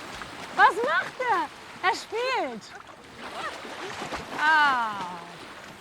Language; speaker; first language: German; native; German